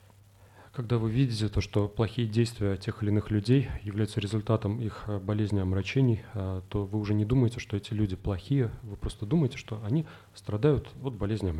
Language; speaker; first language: Russian; native; Russian